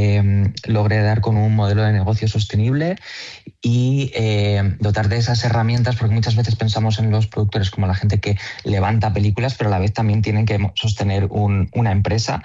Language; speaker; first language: Spanish; native; Spanish